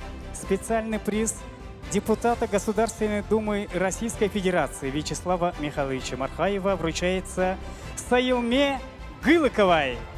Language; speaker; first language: Russian; native; Russian